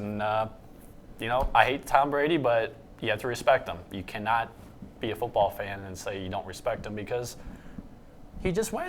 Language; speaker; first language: English; native; English